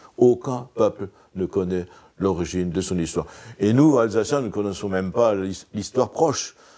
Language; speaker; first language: French; non-native, local second language; Swiss German